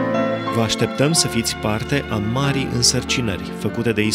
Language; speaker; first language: Romanian; native; Romanian